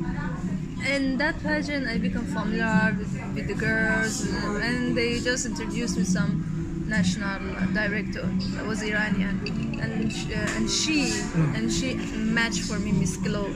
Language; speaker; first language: English; non-native, learner; Persian